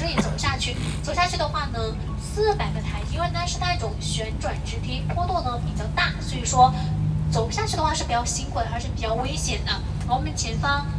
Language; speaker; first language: Chinese; native; Chinese